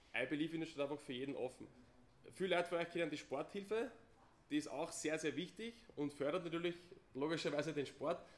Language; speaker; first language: German; native; German